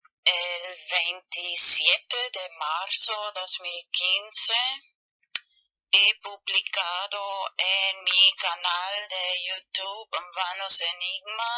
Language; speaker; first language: Spanish; non-native, fluent; German